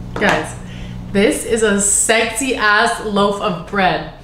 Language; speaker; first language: English; native; English